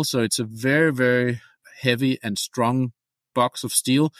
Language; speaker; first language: English; non-native, fluent; Danish